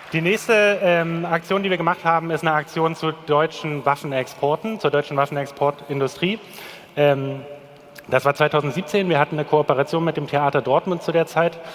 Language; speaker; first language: German; native; German